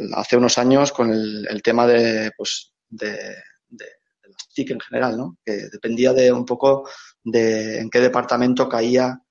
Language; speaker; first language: Spanish; native; Spanish